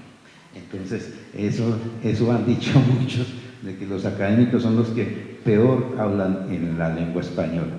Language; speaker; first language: Spanish; native; Spanish